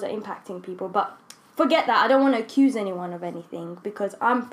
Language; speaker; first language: English; non-native, local second language; Kinyarwanda